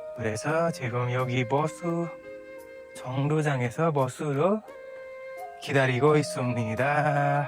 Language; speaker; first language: Korean; non-native, learner; Nepali